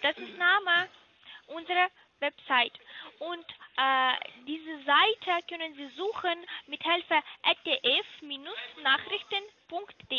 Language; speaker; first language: German; non-native, learner; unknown